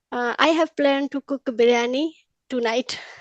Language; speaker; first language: English; non-native, learner; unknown